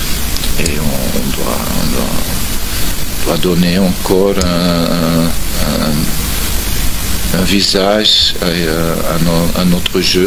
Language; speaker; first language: French; non-native, local second language; Dutch